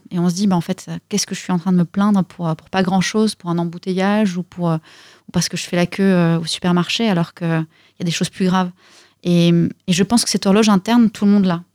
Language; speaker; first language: French; early bilingual, other home language; Russian